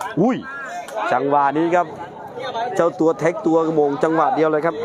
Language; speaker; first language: Thai; native; Thai